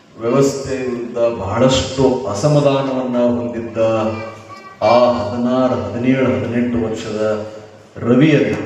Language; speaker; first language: Kannada; native; Kannada